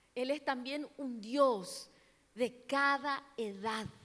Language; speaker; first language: Spanish; non-native, local second language; Portuguese